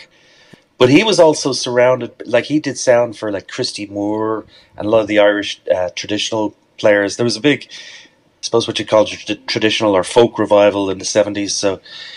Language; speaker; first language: English; native; English